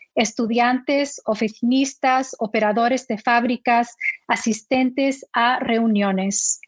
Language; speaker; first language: Spanish; early bilingual, heritage; Spanish